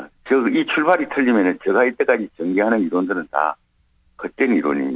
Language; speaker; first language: Korean; native; Korean